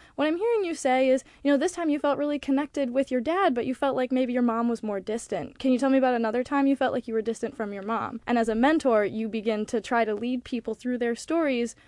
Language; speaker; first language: English; native; English